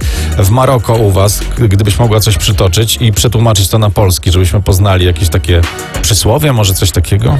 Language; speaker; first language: Polish; native; Polish